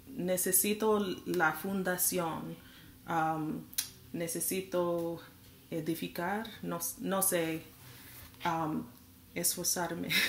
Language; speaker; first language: Spanish; non-native, learner; English